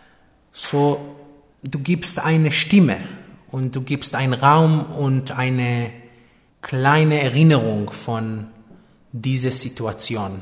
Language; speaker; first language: German; non-native, fluent; Hebrew